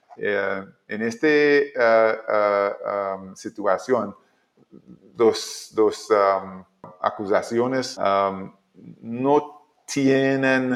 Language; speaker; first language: Spanish; non-native, learner; English